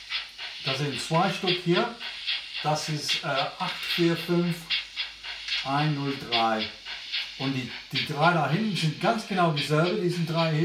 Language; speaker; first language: German; non-native, learner; English